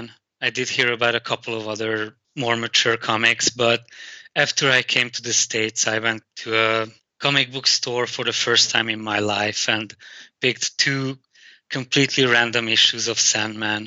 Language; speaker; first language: English; non-native, fluent; Hungarian